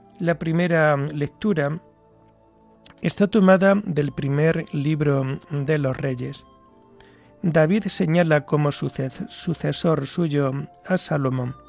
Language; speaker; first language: Spanish; native; Spanish